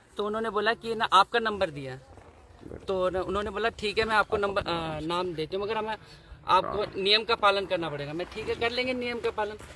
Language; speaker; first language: Hindi; non-native, local second language; Nepali